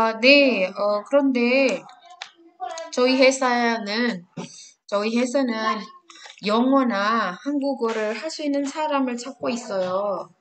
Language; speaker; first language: Korean; non-native, fluent; Indonesian